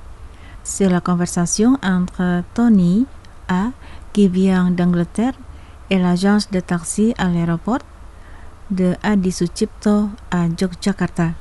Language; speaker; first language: French; non-native, fluent; Indonesian